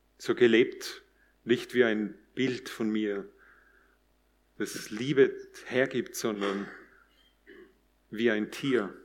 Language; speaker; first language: German; native; German